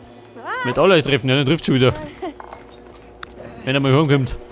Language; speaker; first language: German; native; German